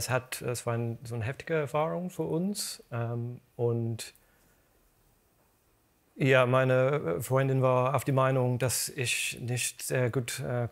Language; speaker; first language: German; non-native, fluent; English